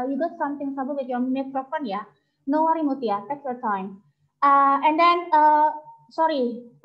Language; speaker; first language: English; non-native, fluent; Indonesian